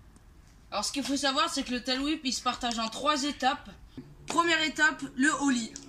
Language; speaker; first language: French; native; French